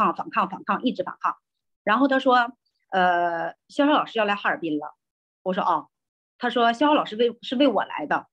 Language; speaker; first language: Chinese; native; Chinese